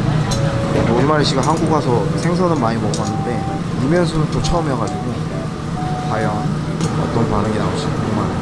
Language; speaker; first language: Korean; native; Korean